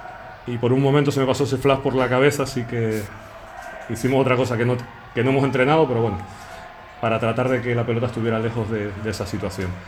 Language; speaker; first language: Spanish; native; Spanish